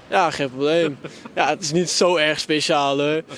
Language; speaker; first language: Dutch; native; Dutch